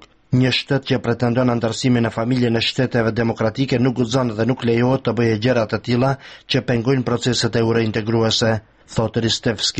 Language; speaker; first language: Albanian; native; Albanian